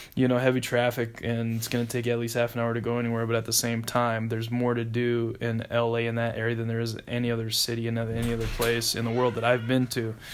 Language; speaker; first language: English; native; English